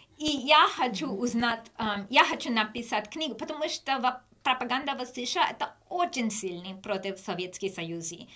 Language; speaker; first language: Russian; non-native, learner; English